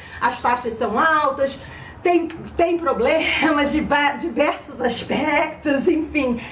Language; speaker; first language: Portuguese; native; Portuguese